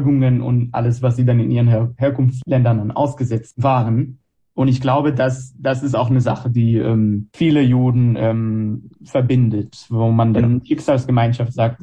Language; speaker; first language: German; non-native, fluent; Hebrew